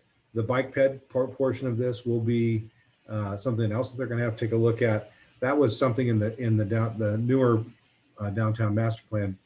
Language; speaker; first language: English; native; English